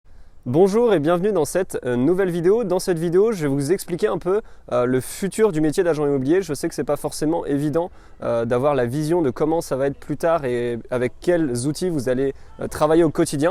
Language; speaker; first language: French; native; French